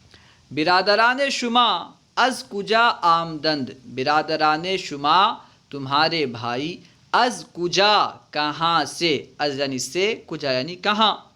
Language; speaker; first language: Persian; non-native, fluent; Urdu